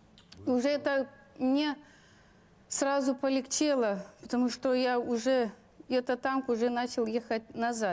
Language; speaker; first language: Russian; non-native, local second language; Lithuanian